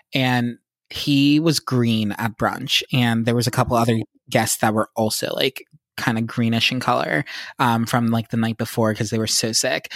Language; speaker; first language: English; native; English